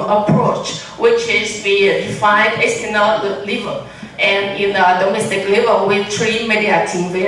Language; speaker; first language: English; non-native, learner; Vietnamese